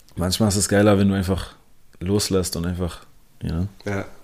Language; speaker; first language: German; non-native, local second language; English